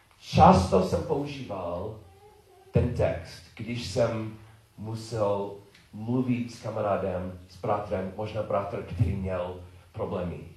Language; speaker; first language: Czech; non-native, learner; English